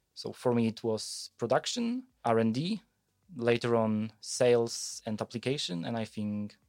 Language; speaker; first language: English; non-native, fluent; Polish